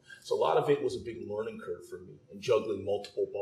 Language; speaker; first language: English; native; English